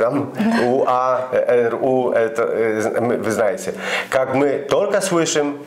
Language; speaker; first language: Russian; non-native, learner; Polish